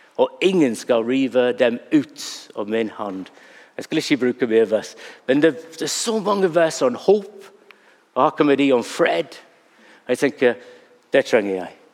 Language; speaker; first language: Norwegian; non-native, fluent; English